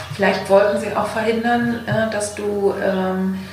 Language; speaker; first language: German; native; German